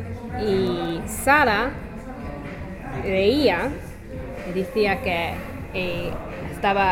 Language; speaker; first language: Spanish; non-native, learner; English